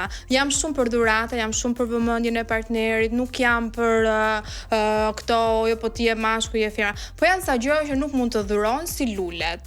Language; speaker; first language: Albanian; native; Albanian